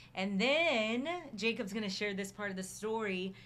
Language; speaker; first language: English; native; English